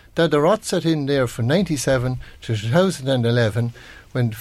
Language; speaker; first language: English; native; English